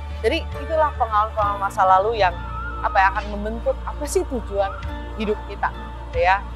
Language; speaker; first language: Indonesian; early bilingual, heritage; Indonesian